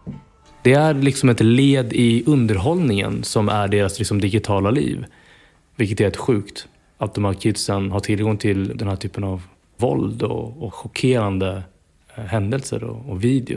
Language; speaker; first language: Swedish; native; Swedish